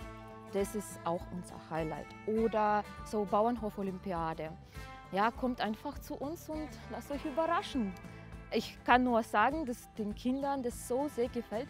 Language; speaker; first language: German; non-native, fluent; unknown